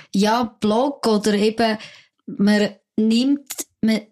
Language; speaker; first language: German; non-native, fluent; French